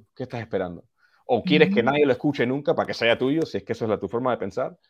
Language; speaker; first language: Spanish; early bilingual, heritage; Spanish